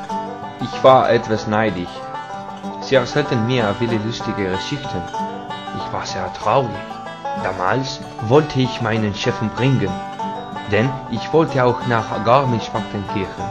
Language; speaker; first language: German; non-native, learner; Spanish